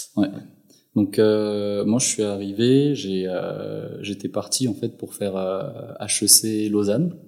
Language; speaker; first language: French; non-native, local second language; Malagasy